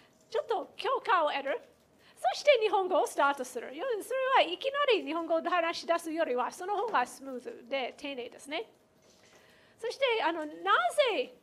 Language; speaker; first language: Japanese; non-native, fluent; English